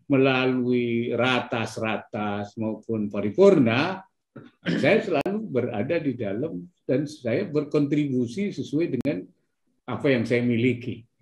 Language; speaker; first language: Indonesian; native; Indonesian